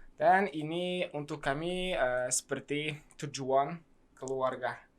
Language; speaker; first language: Indonesian; non-native, learner; Kazakh